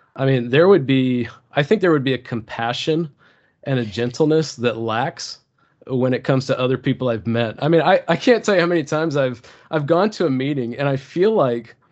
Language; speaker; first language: English; early bilingual, other home language; Turkish